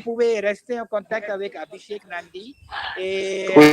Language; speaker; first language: French; non-native, learner; Hindi